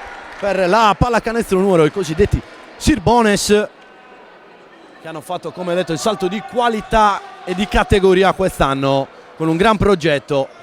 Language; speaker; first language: Italian; native; Italian